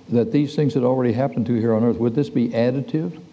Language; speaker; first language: English; native; English